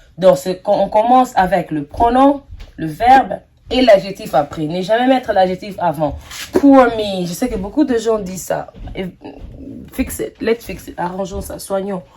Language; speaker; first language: French; non-native, local second language; Lingala